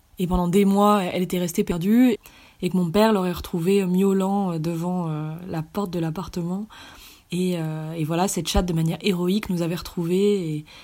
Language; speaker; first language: French; native; French